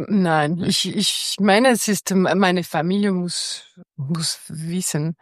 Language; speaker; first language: German; non-native, local second language; French